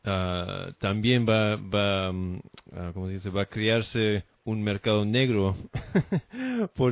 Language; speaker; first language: Spanish; non-native, fluent; English